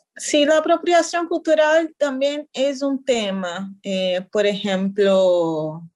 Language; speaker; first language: Spanish; non-native, fluent; Portuguese